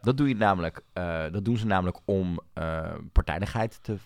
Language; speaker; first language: Dutch; native; Dutch